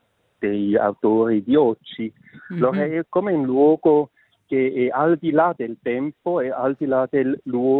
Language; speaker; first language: Italian; non-native, local second language; Swiss German